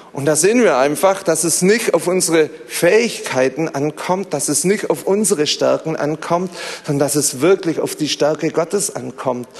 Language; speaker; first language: German; native; German